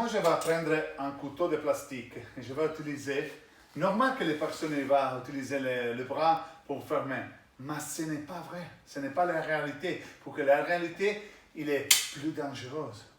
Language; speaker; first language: French; non-native, learner; Italian